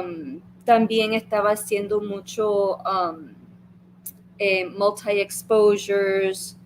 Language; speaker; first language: Spanish; early bilingual, heritage; Spanish